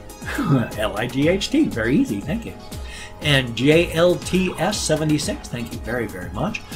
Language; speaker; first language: English; native; English